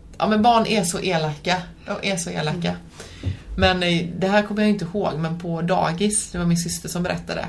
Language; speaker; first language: Swedish; early bilingual, other home language; Polish